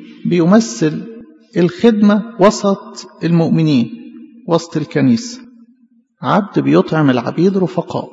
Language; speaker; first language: Arabic; native; Arabic